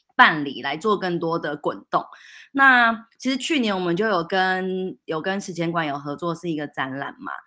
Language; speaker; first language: Chinese; native; Chinese